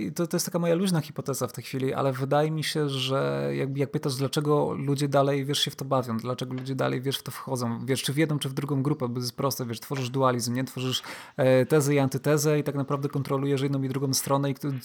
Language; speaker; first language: Polish; native; Polish